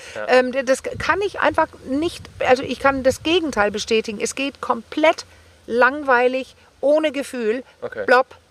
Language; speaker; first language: German; non-native, fluent; Danish